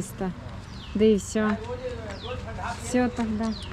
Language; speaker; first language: Russian; native; Russian